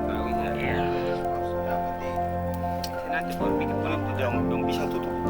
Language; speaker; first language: Indonesian; native; Indonesian